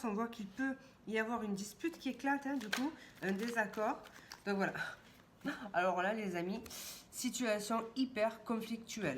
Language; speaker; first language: French; native; French